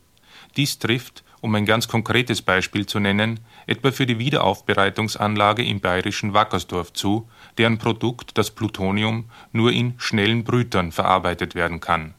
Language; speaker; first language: German; native; German